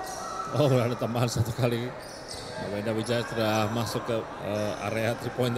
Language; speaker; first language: Indonesian; native; Indonesian